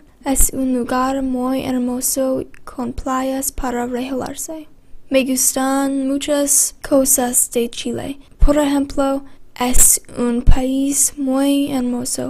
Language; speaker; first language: Spanish; non-native, learner; English